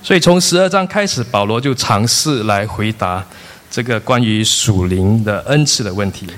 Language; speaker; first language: Chinese; non-native, local second language; Min Nan Chinese